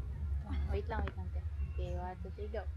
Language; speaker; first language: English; non-native, local second language; Filipino